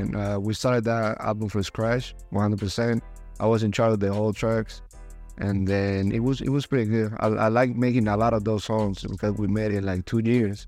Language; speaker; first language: English; non-native, fluent; Spanish